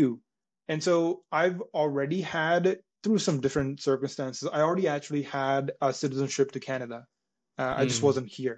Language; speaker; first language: English; non-native, local second language; Punjabi